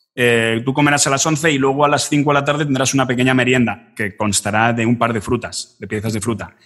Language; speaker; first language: Spanish; native; Spanish